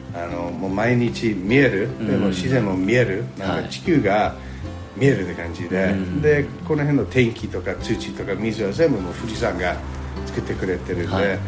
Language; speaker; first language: Japanese; non-native, fluent; English